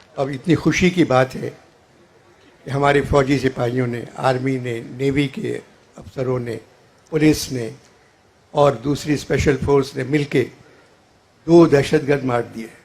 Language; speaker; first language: Urdu; native; Urdu